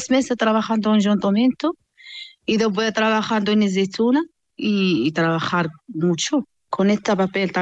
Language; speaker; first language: Spanish; non-native, learner; Arabic